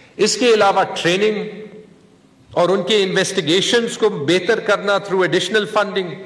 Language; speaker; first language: Urdu; non-native, local second language; Pashto